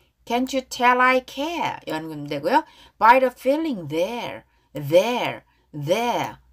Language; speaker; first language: English; non-native, fluent; Korean